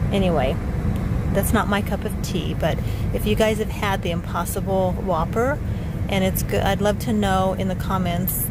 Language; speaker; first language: English; native; English